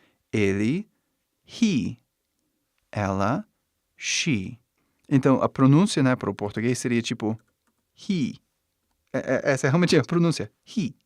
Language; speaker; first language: Portuguese; non-native, fluent; English